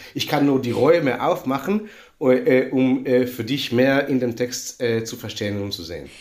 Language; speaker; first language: German; non-native, fluent; Hebrew